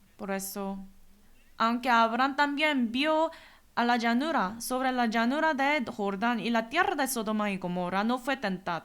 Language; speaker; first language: Spanish; non-native, fluent; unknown